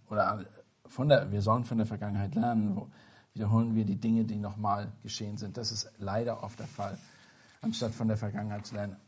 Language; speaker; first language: German; non-native, fluent; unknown